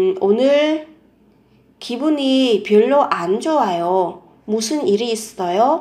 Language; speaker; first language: Korean; non-native, fluent; Vietnamese